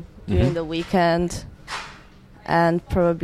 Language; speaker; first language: English; non-native, fluent; Italian